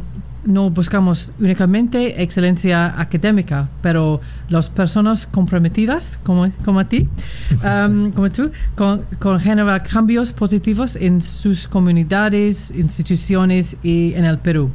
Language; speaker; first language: Spanish; non-native, fluent; English